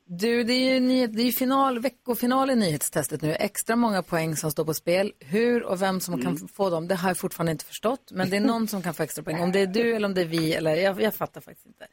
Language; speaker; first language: Swedish; native; Swedish